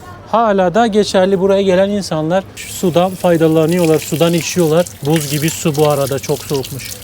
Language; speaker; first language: Turkish; native; Turkish